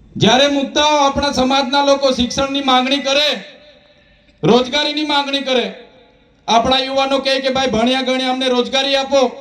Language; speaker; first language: Gujarati; non-native, local second language; Vasavi